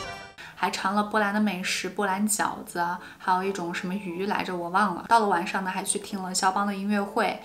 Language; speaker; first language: Chinese; native; Chinese